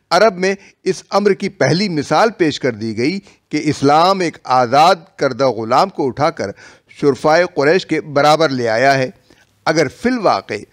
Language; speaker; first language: Urdu; native; Urdu